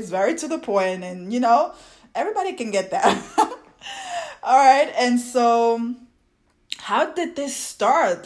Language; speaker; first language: English; non-native, fluent; French